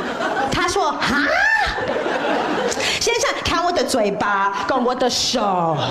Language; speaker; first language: Chinese; non-native, fluent; English